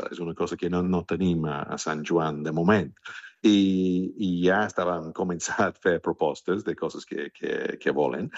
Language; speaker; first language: Catalan; non-native, fluent; English